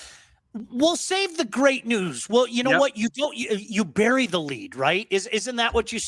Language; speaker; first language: English; native; English